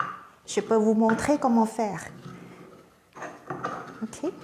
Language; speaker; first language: French; non-native, fluent; Thai